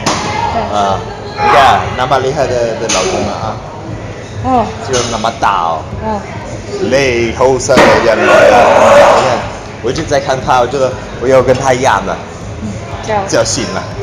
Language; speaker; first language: Chinese; non-native, learner; Italian